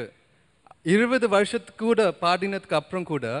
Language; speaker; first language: Tamil; early bilingual, heritage; Tamil